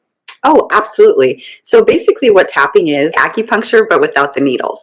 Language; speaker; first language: English; native; English